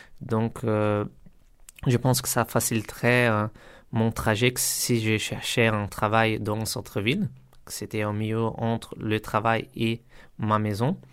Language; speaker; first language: French; non-native, learner; Portuguese